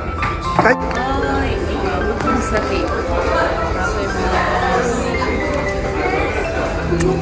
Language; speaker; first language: Japanese; non-native, fluent; Chinese